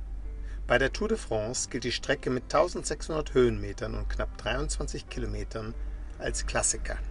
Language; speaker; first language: German; native; German